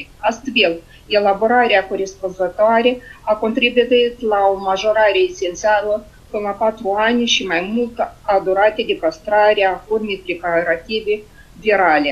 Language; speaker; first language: Romanian; native; Romanian